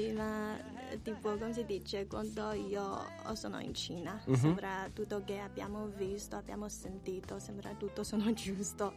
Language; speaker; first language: Italian; non-native, learner; Chinese